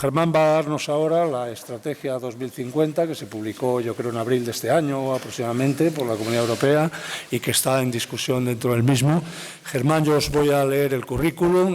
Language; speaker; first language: Spanish; native; Spanish